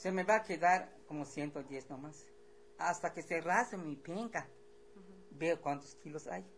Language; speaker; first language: Spanish; non-native, local second language; Yucateco